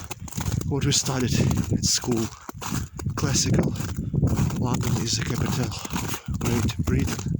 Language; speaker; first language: English; non-native, learner; Ukrainian